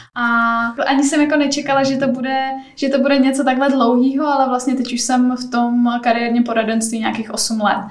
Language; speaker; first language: Czech; native; Czech